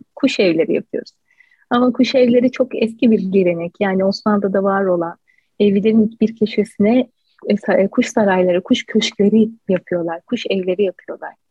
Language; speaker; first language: Turkish; native; Turkish